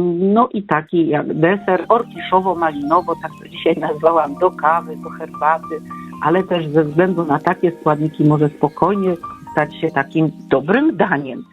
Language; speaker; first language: Polish; native; Polish